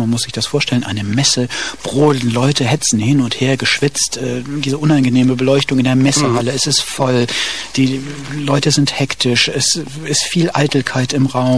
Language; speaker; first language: German; native; German